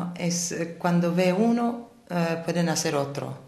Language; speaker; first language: Spanish; non-native, fluent; Armenian